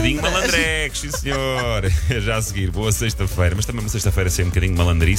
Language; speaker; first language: Portuguese; native; Portuguese